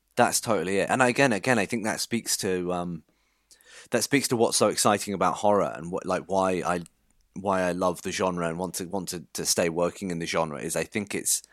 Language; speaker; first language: English; native; English